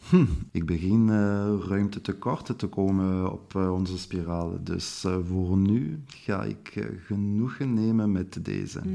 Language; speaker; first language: Dutch; non-native, local second language; French